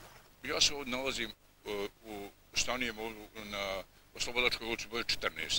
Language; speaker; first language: Bosnian; native; Bosnian